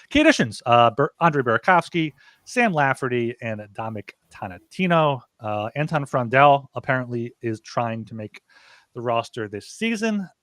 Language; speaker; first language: English; native; English